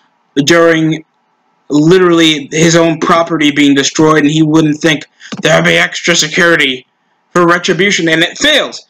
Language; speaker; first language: English; native; English